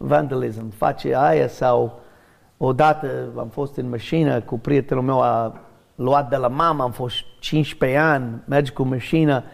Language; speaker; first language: Romanian; non-native, learner; English